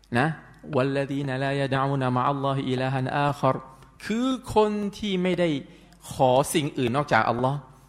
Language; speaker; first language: Thai; non-native, local second language; Pattani Malay